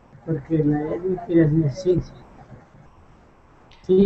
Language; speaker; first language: Spanish; non-native, local second language; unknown